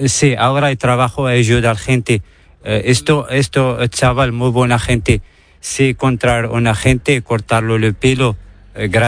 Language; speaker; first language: Spanish; non-native, learner; Arabic